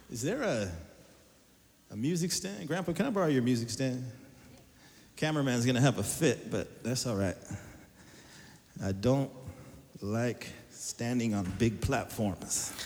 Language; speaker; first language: English; native; English